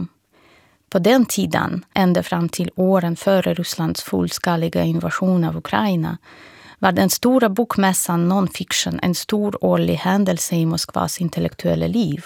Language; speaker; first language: Swedish; non-native, fluent; Russian